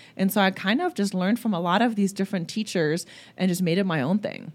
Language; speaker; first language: English; early bilingual, other home language; German